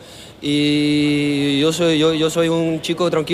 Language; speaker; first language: Spanish; non-native, learner; Papiamento